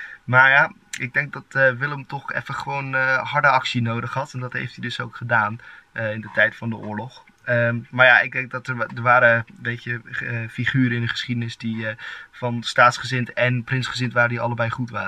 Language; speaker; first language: Dutch; early bilingual, heritage; Dutch